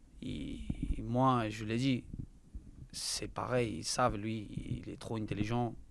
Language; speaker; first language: French; non-native, learner; Spanish